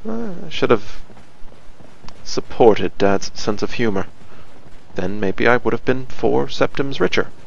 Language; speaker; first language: English; native; English